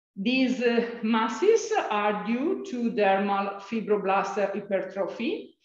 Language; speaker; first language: English; non-native, fluent; Italian